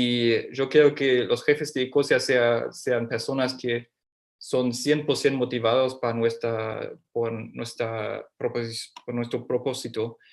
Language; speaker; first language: Spanish; non-native, fluent; German